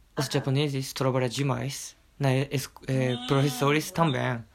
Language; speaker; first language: Portuguese; non-native, learner; Japanese